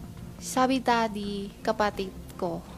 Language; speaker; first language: Filipino; non-native, learner; Chinese